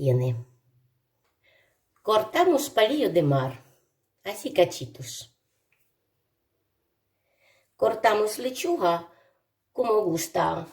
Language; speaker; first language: Spanish; non-native, learner; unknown